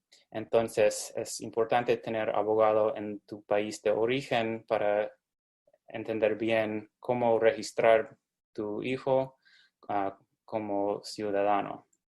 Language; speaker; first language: Spanish; non-native, fluent; English